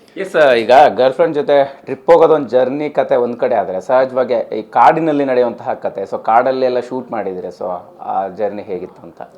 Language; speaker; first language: Kannada; native; Kannada